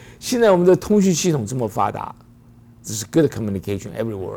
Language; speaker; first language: Chinese; native; Chinese